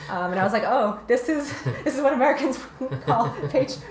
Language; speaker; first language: English; native; English